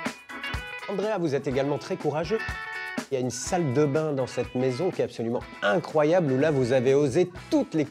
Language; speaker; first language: French; native; French